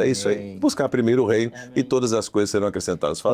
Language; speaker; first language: Portuguese; native; Portuguese